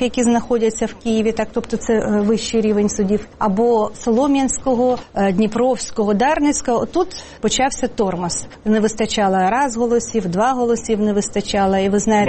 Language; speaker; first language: Ukrainian; native; Ukrainian